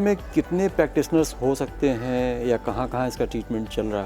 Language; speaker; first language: Hindi; native; Hindi